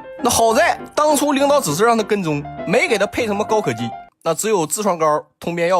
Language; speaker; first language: Chinese; native; Chinese